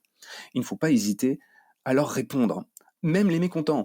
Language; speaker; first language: French; native; French